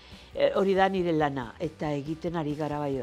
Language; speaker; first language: Basque; non-native, local second language; Spanish